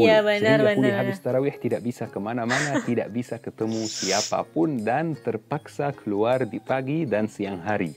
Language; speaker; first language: Indonesian; non-native, fluent; Arabic